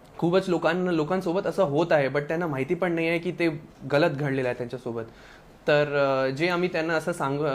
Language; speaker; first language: Marathi; non-native, local second language; Sindhi